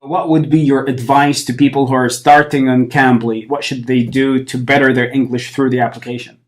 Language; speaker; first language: English; non-native, fluent; Arabic